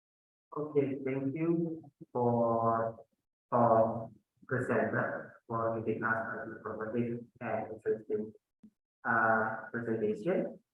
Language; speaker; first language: English; non-native, fluent; Indonesian